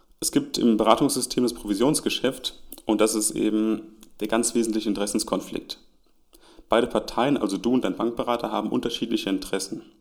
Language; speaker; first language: German; native; German